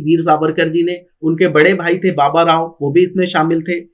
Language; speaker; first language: Hindi; non-native, local second language; Marathi